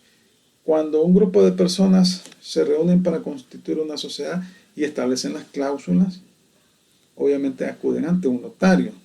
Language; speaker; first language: Spanish; native; Spanish